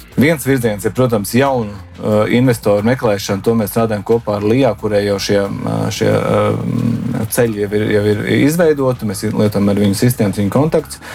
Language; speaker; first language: Latvian; native; Latvian